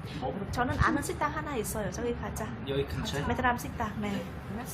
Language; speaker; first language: Korean; non-native, learner; Vietnamese